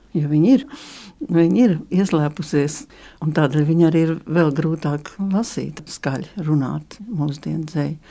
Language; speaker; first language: Latvian; native; Latvian